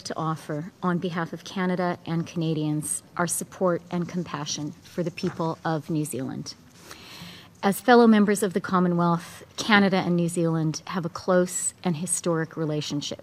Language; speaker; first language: English; native; English